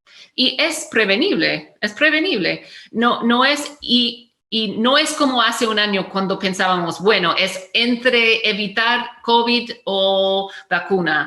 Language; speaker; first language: Spanish; non-native, fluent; English